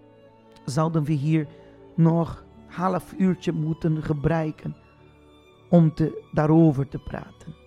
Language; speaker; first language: Dutch; non-native, fluent; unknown